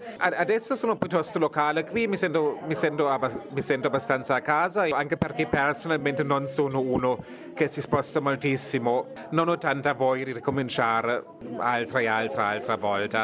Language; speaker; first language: Italian; non-native, fluent; German